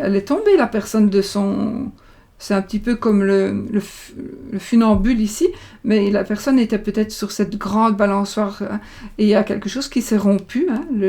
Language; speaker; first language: French; native; French